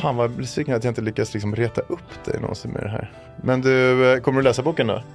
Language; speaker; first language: Swedish; native; Swedish